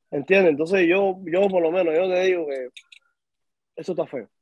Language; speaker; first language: Spanish; native; Spanish